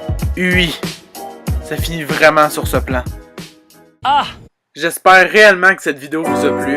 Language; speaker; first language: French; native; French